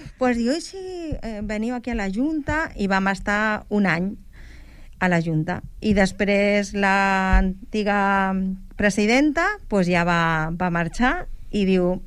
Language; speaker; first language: Catalan; non-native, local second language; Spanish